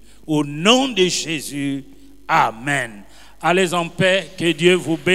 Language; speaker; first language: French; non-native, local second language; Lingala